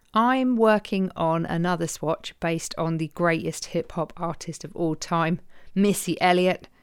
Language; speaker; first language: English; native; English